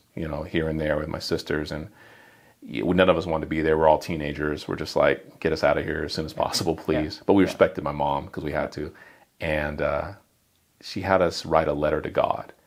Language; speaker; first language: English; native; English